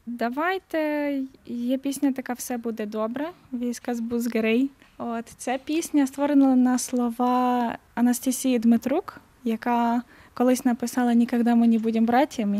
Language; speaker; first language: Ukrainian; native; Ukrainian